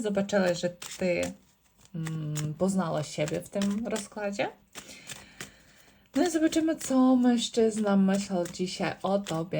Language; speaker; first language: Polish; non-native, learner; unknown